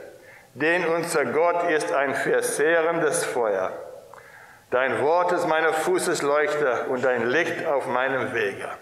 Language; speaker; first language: German; non-native, fluent; English